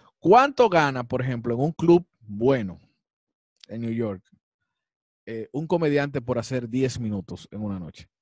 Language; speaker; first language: Spanish; native; Spanish